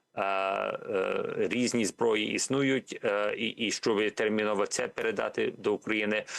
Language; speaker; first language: Ukrainian; early bilingual, heritage; Ukrainian